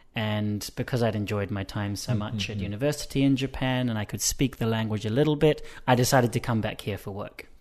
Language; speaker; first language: English; native; English